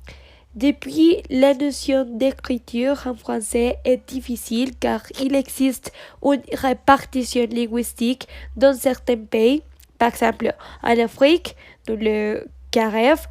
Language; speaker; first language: French; non-native, learner; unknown